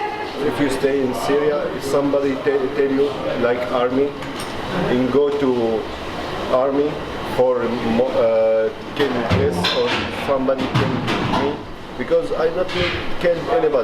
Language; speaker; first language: English; non-native, learner; Arabic